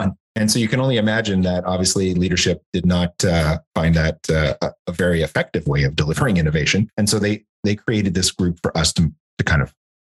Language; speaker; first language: English; native; English